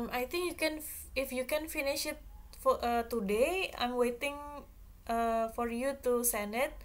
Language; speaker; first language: English; non-native, fluent; Javanese